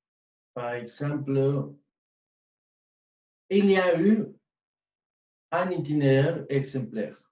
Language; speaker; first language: French; non-native, fluent; Spanish